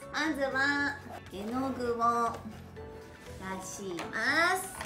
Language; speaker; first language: Japanese; native; Japanese